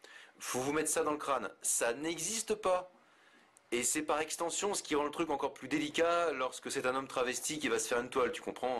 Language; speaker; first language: French; native; French